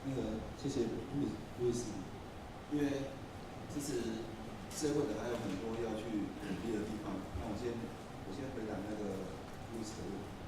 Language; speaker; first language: Chinese; native; Chinese